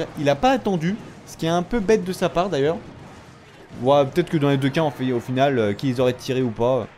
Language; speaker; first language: French; native; French